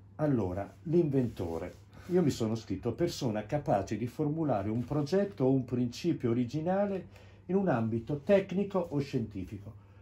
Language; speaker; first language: Italian; native; Italian